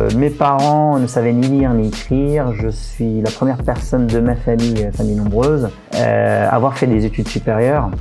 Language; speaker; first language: French; non-native, local second language; Arabic